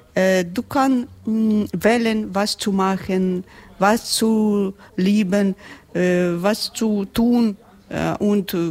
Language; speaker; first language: German; non-native, learner; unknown